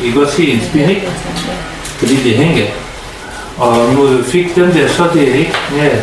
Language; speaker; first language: Danish; non-native, learner; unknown